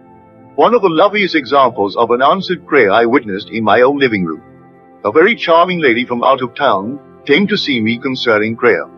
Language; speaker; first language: English; native; English